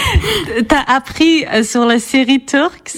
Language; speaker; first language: French; non-native, fluent; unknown